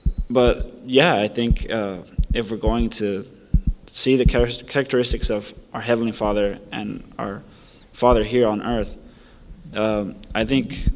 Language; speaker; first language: English; early bilingual, other home language; Spanish